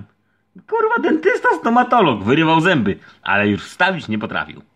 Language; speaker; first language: Polish; native; Polish